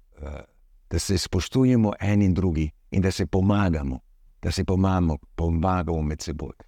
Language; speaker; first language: Slovenian; early bilingual, heritage; Slovenian